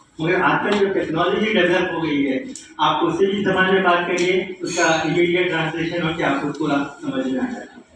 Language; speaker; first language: Urdu; native; Urdu